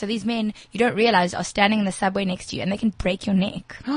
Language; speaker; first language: English; native; English